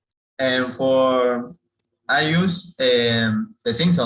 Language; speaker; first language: English; non-native, learner; Spanish